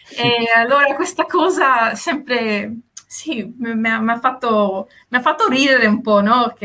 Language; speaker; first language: Italian; non-native, fluent; Spanish